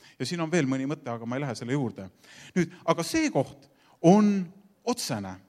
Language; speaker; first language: Estonian; native; Estonian